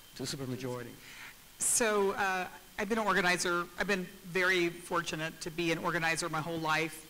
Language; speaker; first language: English; native; English